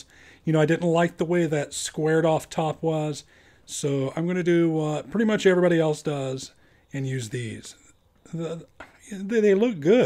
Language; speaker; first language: English; native; English